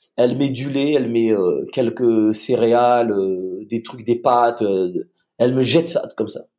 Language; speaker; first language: French; native; French